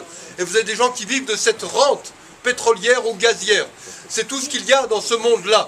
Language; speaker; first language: French; native; French